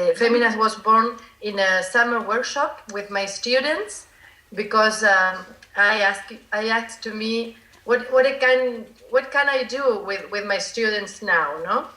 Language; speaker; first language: English; non-native, learner; Spanish